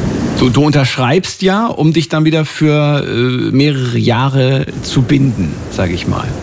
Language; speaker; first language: German; native; German